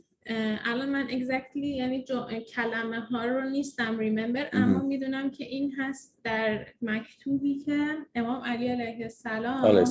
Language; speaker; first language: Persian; early bilingual, heritage; Persian